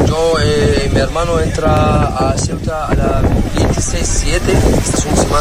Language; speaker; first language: Spanish; non-native, learner; Arabic